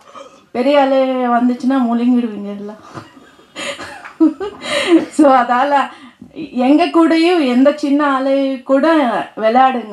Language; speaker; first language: Tamil; non-native, fluent; Telugu